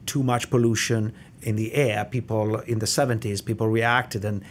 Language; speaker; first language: English; non-native, fluent; Italian